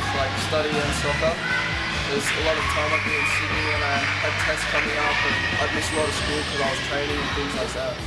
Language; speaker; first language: English; native; English